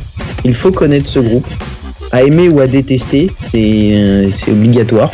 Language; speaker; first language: French; native; French